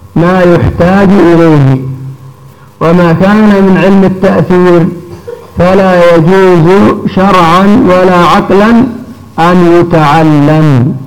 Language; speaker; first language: Arabic; native; Arabic